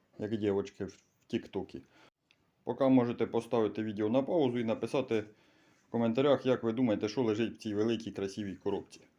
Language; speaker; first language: Ukrainian; native; Ukrainian